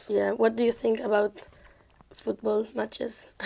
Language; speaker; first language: English; non-native, learner; Spanish